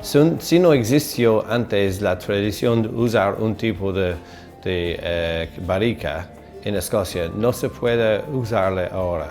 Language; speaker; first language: Spanish; non-native, fluent; English